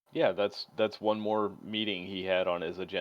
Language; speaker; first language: English; native; English